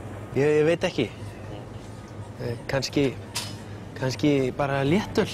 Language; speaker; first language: Icelandic; non-native, learner; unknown